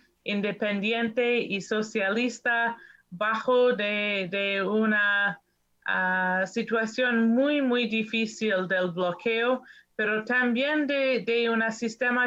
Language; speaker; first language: Spanish; non-native, fluent; English